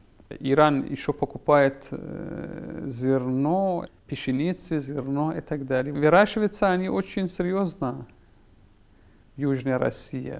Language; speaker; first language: Russian; non-native, fluent; Persian